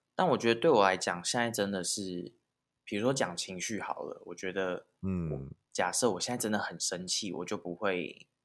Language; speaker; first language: Chinese; non-native, local second language; Min Nan Chinese